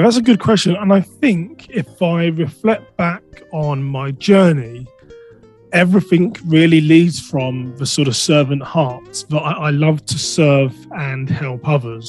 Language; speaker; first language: English; native; English